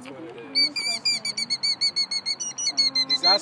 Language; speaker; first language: English; native; English